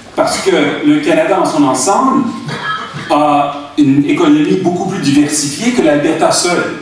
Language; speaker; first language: French; native; French